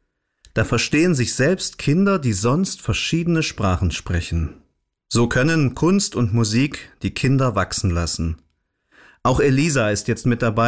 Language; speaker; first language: German; native; German